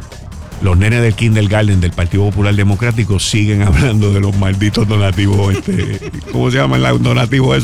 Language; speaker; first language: Spanish; native; Spanish